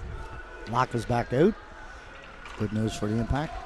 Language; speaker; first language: English; native; English